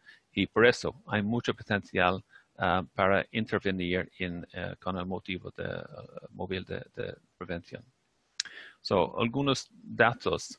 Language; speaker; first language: Spanish; non-native, fluent; English